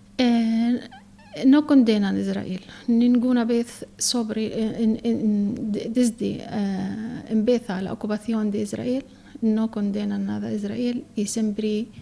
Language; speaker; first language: Spanish; non-native, learner; Arabic